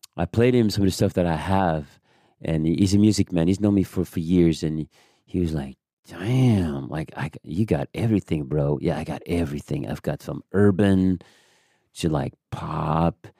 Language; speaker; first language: English; non-native, fluent; French